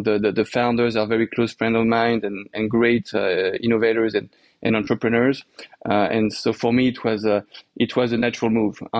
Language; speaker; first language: English; non-native, fluent; French